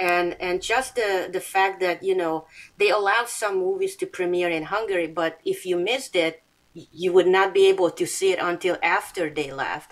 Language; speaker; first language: English; non-native, fluent; Hungarian